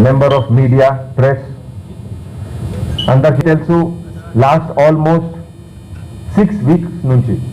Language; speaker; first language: Telugu; non-native, fluent; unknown